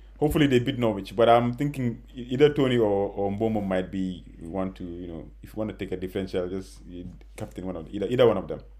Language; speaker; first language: English; non-native, local second language; Wolof